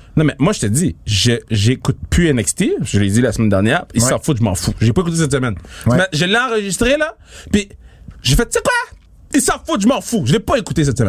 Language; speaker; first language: French; native; French